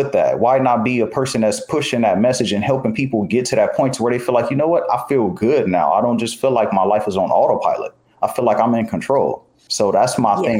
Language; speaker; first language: English; native; English